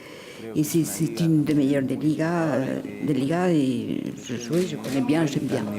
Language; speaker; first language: French; non-native, learner; Spanish